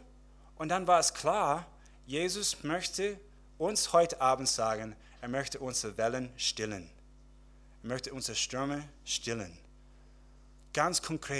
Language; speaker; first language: German; non-native, fluent; English